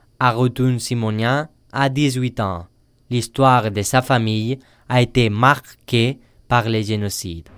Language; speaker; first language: French; native; French